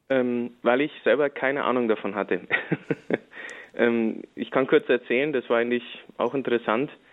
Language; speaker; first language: German; native; German